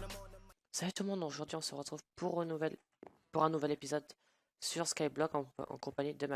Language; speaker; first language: French; native; French